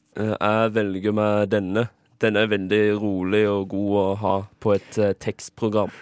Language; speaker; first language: Norwegian; native; Norwegian